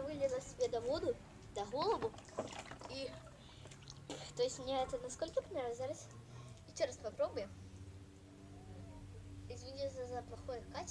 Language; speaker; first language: Russian; non-native, local second language; Ukrainian